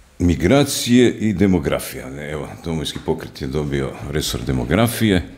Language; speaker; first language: Croatian; native; Croatian